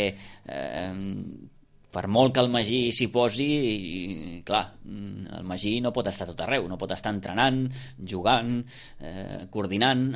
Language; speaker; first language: Catalan; native; Catalan